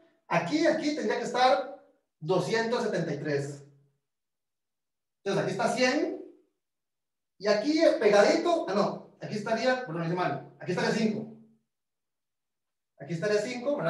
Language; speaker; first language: Spanish; native; Spanish